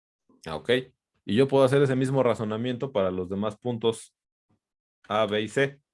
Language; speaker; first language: Spanish; native; Spanish